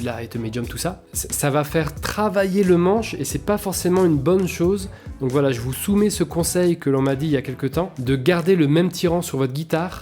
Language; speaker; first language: French; native; French